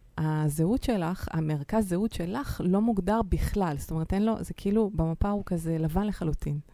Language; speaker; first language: Hebrew; native; Hebrew